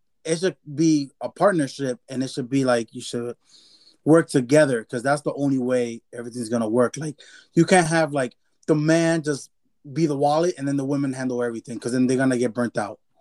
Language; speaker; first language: English; early bilingual, other home language; Spanish